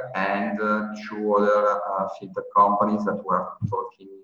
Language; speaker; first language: English; non-native, fluent; Italian